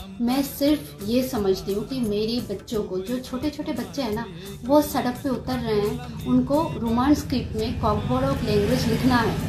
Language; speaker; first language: Hindi; non-native, local second language; Kok Borok